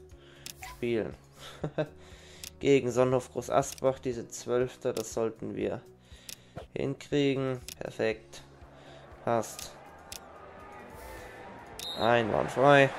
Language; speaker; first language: German; native; German